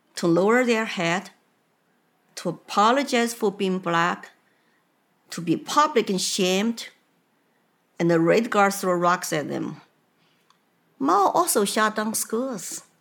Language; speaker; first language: English; non-native, fluent; Chinese